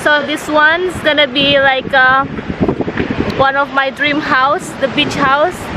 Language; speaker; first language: English; non-native, fluent; Indonesian